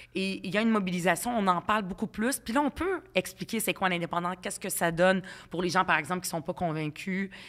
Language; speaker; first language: French; early bilingual, other home language; Arabic